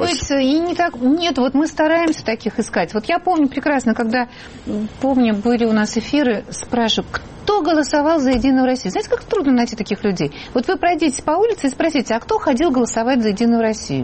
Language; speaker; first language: Russian; native; Russian